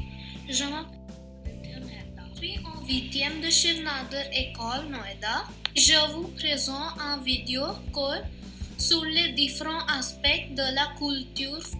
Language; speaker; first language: French; non-native, learner; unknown